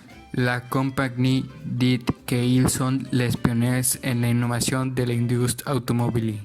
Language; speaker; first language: French; non-native, learner; Spanish